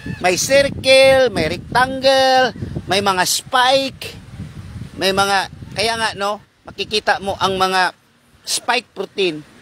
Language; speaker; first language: Filipino; non-native, local second language; Cebuano